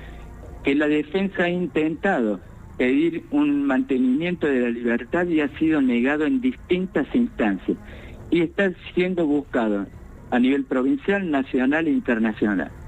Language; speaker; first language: Spanish; native; Spanish